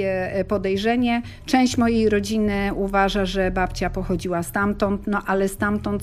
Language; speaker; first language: Polish; native; Polish